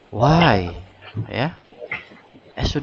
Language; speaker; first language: English; non-native, learner; Indonesian